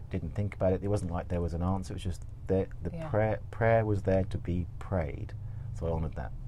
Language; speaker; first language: English; native; English